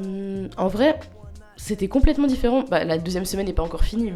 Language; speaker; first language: French; native; French